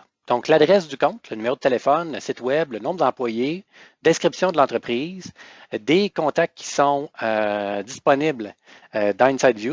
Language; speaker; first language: French; native; French